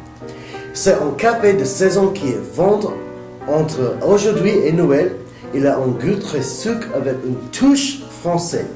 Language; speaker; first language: French; non-native, learner; English